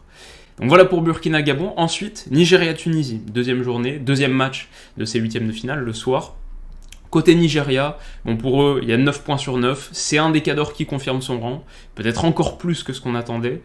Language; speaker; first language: French; native; French